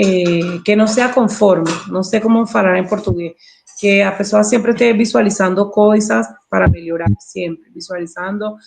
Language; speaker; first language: Portuguese; non-native, learner; Spanish